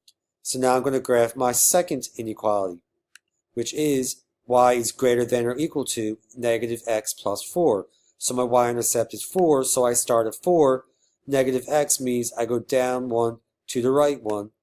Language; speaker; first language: English; native; English